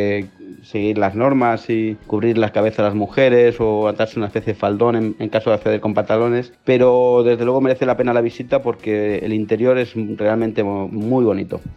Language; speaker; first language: Spanish; native; Spanish